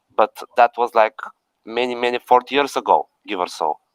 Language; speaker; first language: English; non-native, fluent; Bulgarian